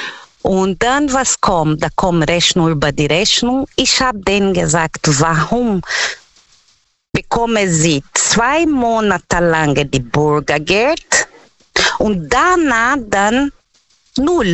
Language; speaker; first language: German; non-native, learner; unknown